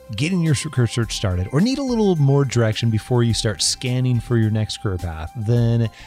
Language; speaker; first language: English; native; English